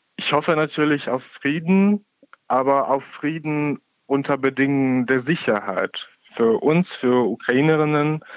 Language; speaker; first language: German; non-native, fluent; Ukrainian